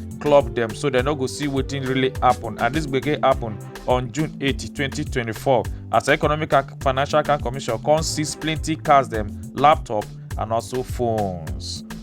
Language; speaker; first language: Nigerian Pidgin; native; Nigerian Pidgin